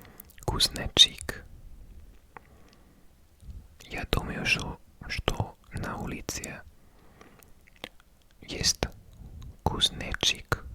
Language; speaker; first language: Russian; non-native, learner; English